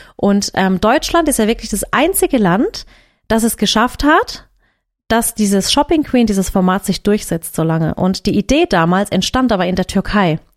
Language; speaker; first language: German; early bilingual, other home language; Turkish